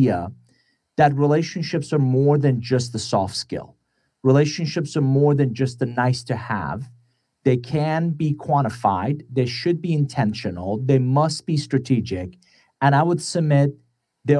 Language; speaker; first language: English; non-native, fluent; Persian